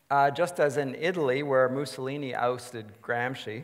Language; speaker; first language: English; native; English